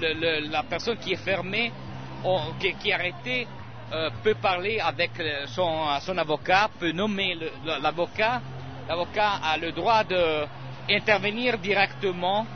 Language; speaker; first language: French; non-native, learner; Italian